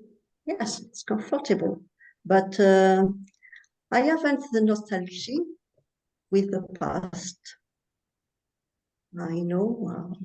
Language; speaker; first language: English; non-native, learner; French